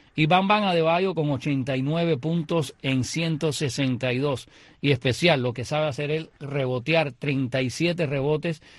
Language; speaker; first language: Spanish; native; Spanish